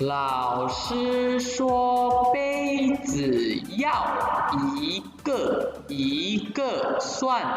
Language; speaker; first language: Chinese; non-native, fluent; Indonesian